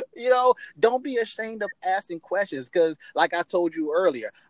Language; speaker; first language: English; native; English